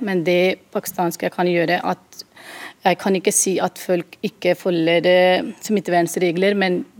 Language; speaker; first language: Norwegian; non-native, fluent; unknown